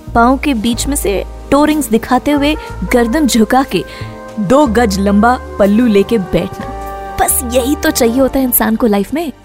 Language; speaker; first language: Hindi; native; Hindi